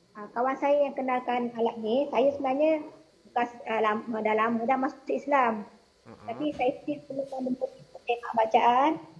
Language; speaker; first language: Malay; non-native, local second language; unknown